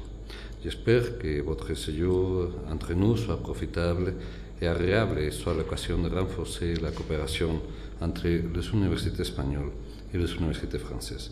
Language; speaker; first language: French; non-native, fluent; Spanish